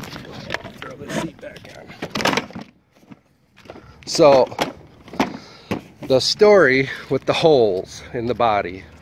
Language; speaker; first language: English; native; English